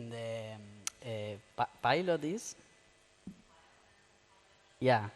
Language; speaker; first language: English; non-native, learner; Spanish